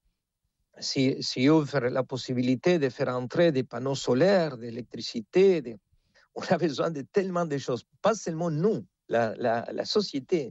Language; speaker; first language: French; non-native, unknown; Spanish